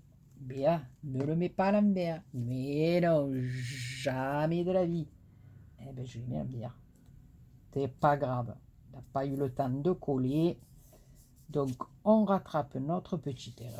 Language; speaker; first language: French; native; French